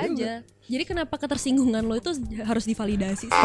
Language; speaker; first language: Indonesian; native; Indonesian